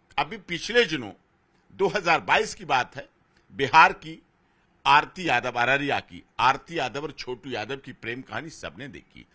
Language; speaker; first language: Hindi; native; Hindi